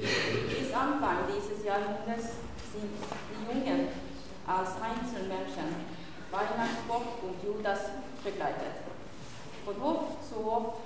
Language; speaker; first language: German; non-native, learner; Swedish